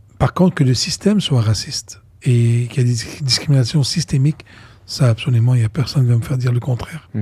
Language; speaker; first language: French; non-native, local second language; Arabic